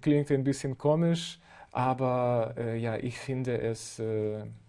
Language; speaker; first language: German; non-native, fluent; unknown